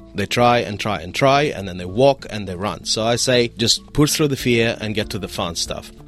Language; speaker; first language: English; non-native, fluent; Russian